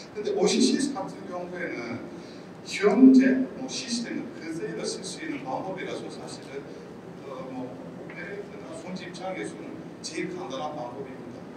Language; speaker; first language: Korean; non-native, fluent; Turkish